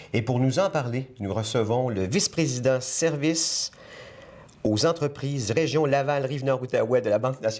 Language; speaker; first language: French; native; French